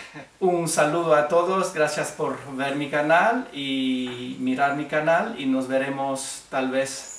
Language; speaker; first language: Spanish; non-native, fluent; French